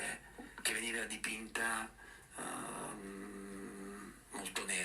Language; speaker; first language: Italian; native; Italian